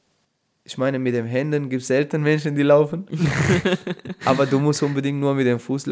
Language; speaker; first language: German; non-native, fluent; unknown